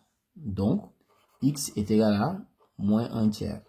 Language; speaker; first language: French; native; French